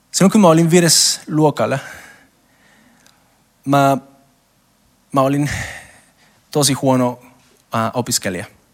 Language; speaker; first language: Finnish; non-native, learner; Spanish